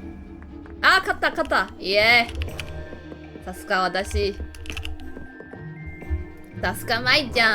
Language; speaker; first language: Japanese; non-native, learner; Chinese